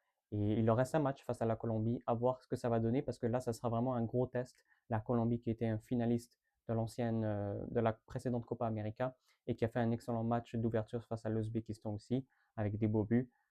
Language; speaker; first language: French; native; French